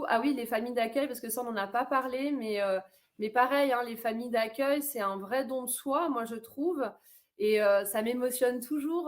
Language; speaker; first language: French; native; French